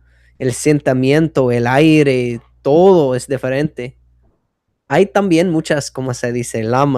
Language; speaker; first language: Spanish; non-native, fluent; English